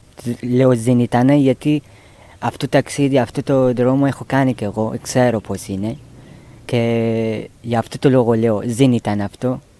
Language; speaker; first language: Greek; non-native, learner; Persian